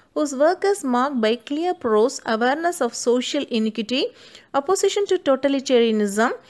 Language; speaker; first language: English; non-native, local second language; Tamil